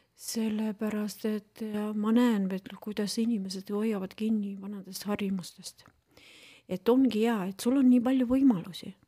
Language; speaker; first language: Estonian; non-native, local second language; Russian